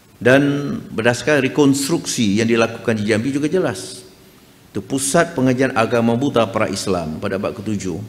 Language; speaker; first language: Malay; native; Malay